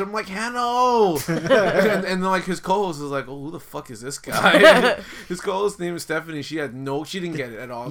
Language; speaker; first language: English; native; English